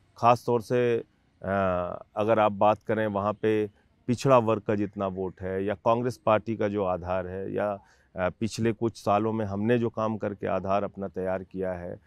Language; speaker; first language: Hindi; native; Hindi